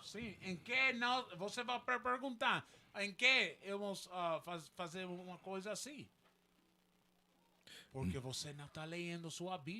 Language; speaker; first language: Portuguese; non-native, learner; Spanish